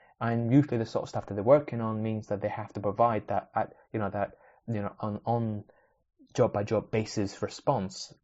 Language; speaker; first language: English; early bilingual, other home language; Spanish